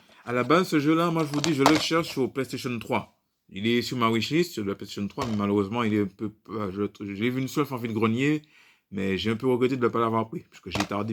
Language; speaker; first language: French; native; French